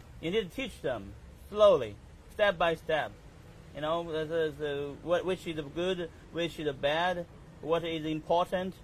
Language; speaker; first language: English; non-native, learner; Chinese